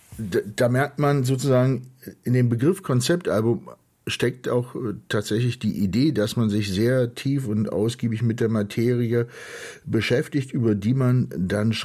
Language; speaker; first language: German; native; German